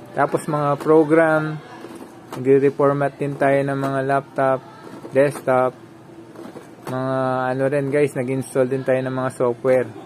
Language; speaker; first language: Filipino; non-native, local second language; Pampanga